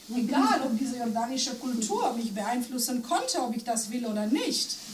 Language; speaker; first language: German; non-native, fluent; Macedonian